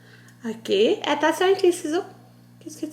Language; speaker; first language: French; native; French